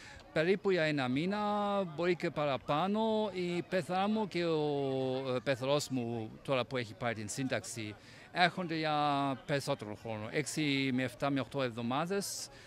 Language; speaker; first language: Greek; non-native, fluent; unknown